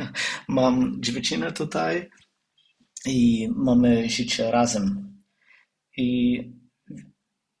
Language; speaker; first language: Polish; non-native, learner; Portuguese